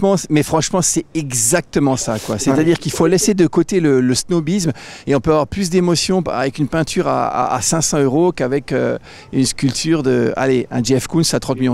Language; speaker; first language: French; native; French